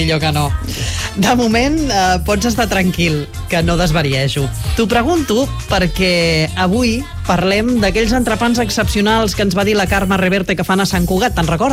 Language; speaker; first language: Catalan; native; Catalan